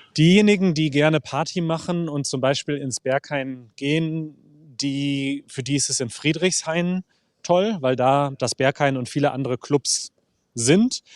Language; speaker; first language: German; native; German